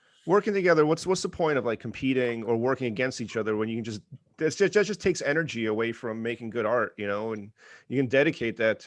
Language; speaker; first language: English; native; English